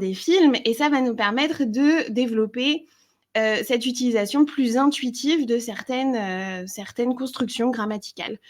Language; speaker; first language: French; native; French